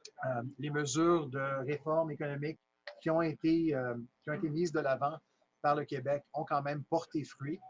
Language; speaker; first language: French; native; French